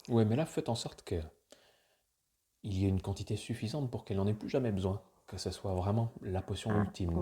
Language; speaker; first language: French; native; French